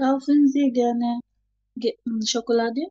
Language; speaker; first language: German; non-native, learner; Bangla